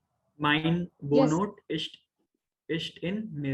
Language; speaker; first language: German; non-native, learner; Hindi